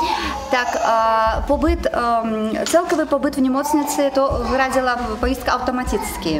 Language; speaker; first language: Czech; non-native, learner; Russian